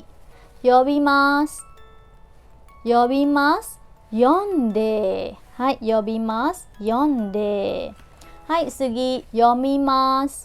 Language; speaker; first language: Japanese; non-native, fluent; Burmese